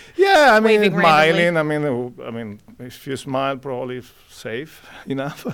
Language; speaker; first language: English; non-native, fluent; Spanish